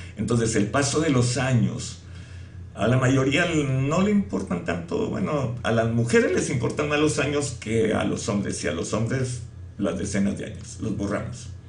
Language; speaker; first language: Spanish; native; Spanish